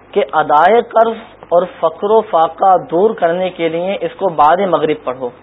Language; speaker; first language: Urdu; native; Urdu